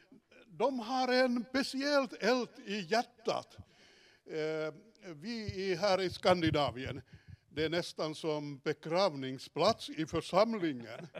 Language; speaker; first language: Swedish; non-native, fluent; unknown